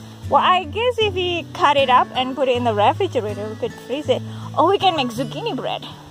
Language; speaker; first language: English; non-native, fluent; Indonesian